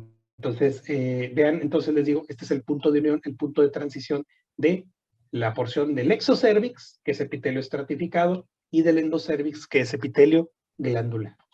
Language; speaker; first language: Spanish; native; Spanish